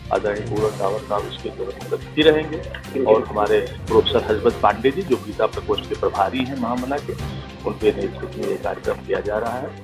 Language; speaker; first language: Hindi; native; Hindi